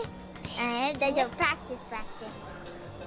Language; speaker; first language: English; non-native, learner; Japanese